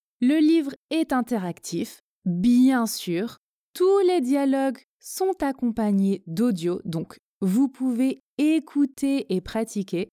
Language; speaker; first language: French; native; French